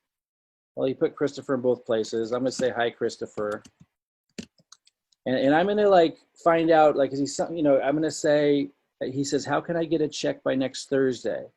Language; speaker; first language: English; native; English